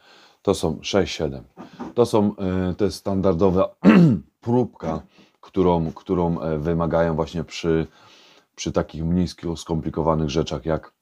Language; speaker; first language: Polish; native; Polish